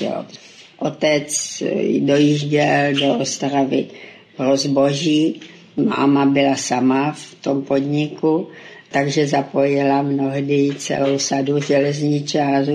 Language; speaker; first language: Czech; native; Czech